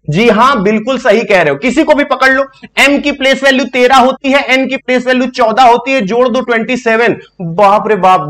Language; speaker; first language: Hindi; native; Hindi